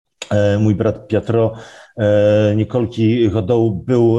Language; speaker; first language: Belarusian; non-native, local second language; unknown